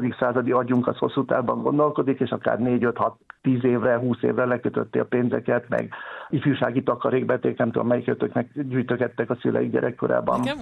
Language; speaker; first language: Hungarian; native; Hungarian